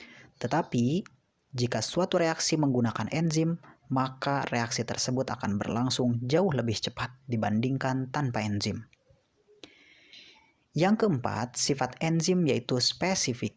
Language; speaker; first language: Indonesian; native; Indonesian